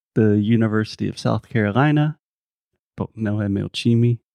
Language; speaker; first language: Portuguese; non-native, fluent; English